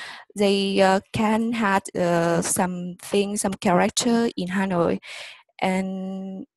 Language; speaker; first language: English; non-native, learner; Vietnamese